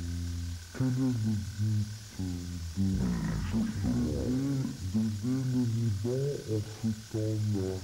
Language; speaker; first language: French; non-native, local second language; Arabic